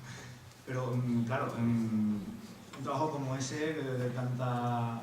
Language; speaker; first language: Spanish; native; Spanish